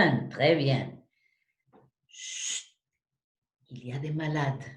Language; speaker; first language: French; non-native, fluent; Spanish